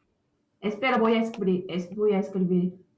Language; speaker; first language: Spanish; non-native, learner; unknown